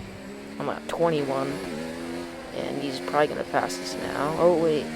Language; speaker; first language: English; native; English